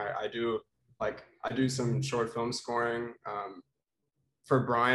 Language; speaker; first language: English; non-native, local second language; Filipino